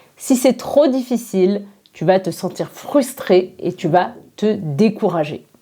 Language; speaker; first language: French; native; French